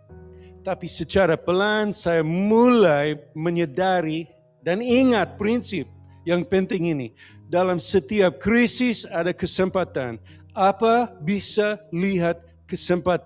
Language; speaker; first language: Indonesian; non-native, learner; English